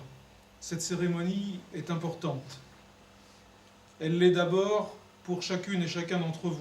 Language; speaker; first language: French; native; French